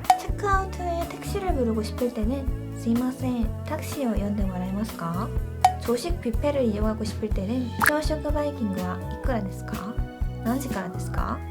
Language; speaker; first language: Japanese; non-native, fluent; Korean